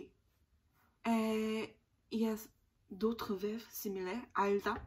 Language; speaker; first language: French; non-native, learner; Korean